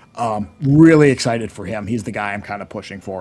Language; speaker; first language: English; native; English